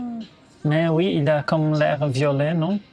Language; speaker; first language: French; non-native, fluent; Portuguese